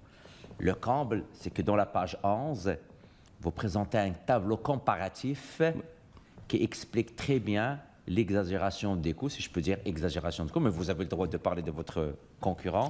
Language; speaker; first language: French; native; French